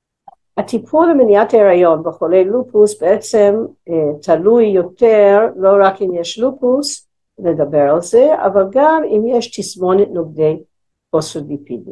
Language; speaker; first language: Hebrew; non-native, fluent; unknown